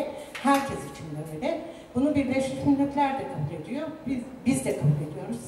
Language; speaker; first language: Turkish; native; Turkish